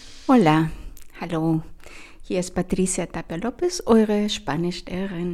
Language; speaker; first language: German; non-native, fluent; Spanish